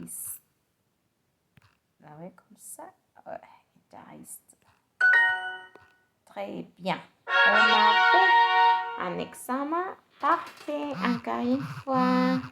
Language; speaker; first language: French; non-native, learner; Spanish